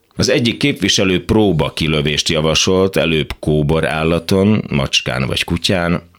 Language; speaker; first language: Hungarian; native; Hungarian